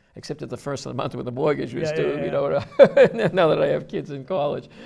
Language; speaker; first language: English; native; English